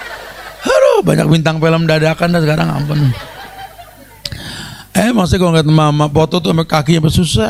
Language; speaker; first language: Indonesian; native; Indonesian